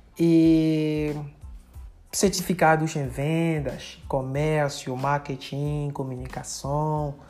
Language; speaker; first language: Portuguese; non-native, fluent; French